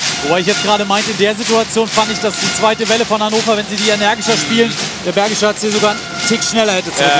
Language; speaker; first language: German; native; German